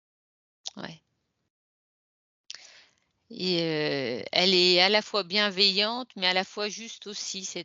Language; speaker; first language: French; native; French